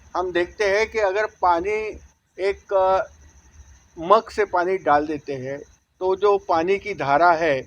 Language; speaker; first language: Hindi; non-native, local second language; Marathi